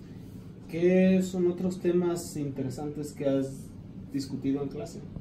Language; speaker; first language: Spanish; non-native, learner; English